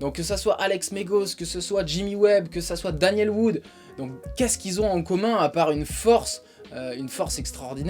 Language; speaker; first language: French; native; French